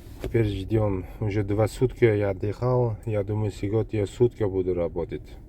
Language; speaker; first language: Russian; non-native, learner; Uzbek